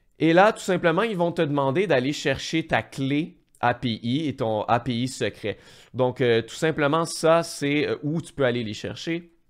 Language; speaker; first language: French; native; French